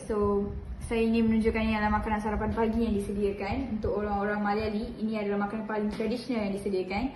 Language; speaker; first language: Malay; non-native, local second language; Malayalam